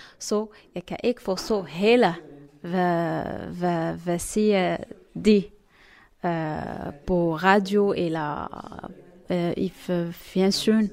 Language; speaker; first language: Danish; non-native, learner; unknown